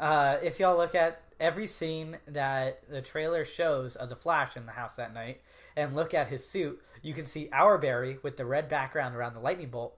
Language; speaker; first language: English; native; English